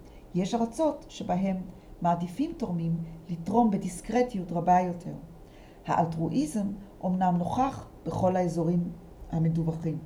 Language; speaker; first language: Hebrew; native; Hebrew